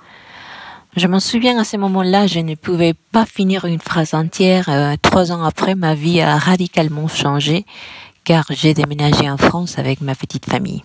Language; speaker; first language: French; non-native, fluent; Spanish